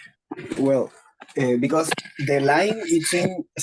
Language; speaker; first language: English; non-native, learner; Spanish